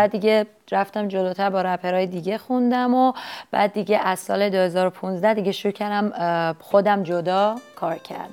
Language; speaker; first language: Persian; non-native, local second language; Armenian